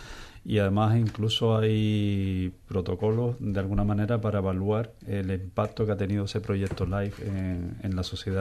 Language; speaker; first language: Spanish; native; Spanish